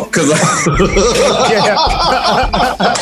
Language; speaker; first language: English; native; English